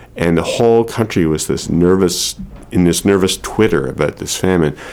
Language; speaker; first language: English; native; English